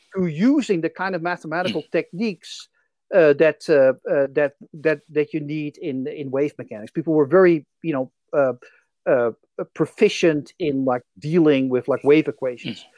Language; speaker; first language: English; non-native, fluent; Dutch